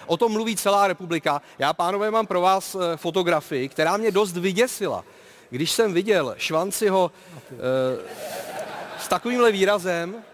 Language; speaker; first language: Czech; native; Czech